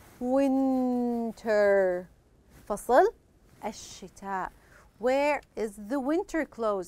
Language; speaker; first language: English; non-native, fluent; Arabic